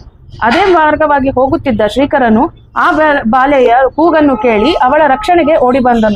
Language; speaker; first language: Kannada; native; Kannada